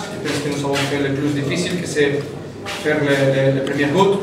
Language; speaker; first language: French; non-native, fluent; Spanish